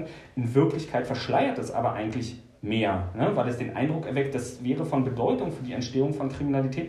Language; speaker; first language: German; native; German